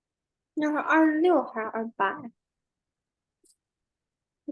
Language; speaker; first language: Chinese; early bilingual, heritage; Chinese